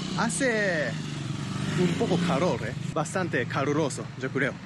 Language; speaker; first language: Spanish; non-native, fluent; Japanese